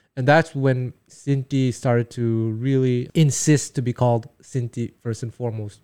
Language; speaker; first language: English; non-native, fluent; Min Nan Chinese